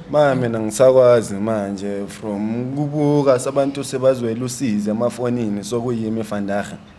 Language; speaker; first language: Zulu; native; Zulu